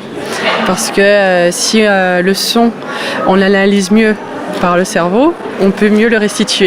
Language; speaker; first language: French; native; French